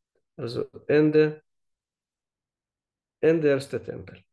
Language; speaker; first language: German; non-native, learner; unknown